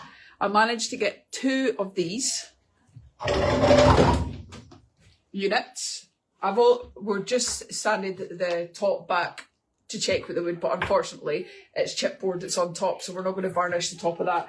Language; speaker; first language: English; native; English